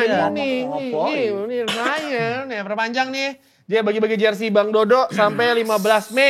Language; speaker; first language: Indonesian; native; Indonesian